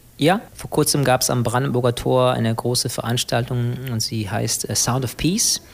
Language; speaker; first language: German; early bilingual, other home language; English